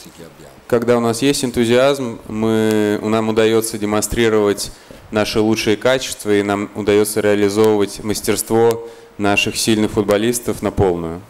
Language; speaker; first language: Russian; native; Russian